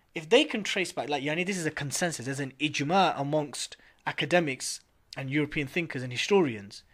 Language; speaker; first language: English; native; English